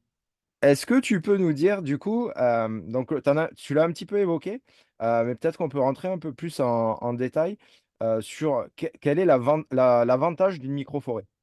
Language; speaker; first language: French; native; French